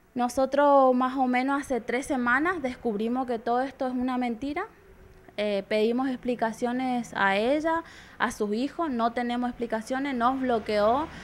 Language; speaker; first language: Spanish; native; Spanish